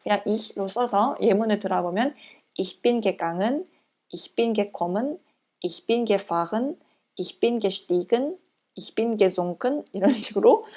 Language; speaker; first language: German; non-native, learner; Korean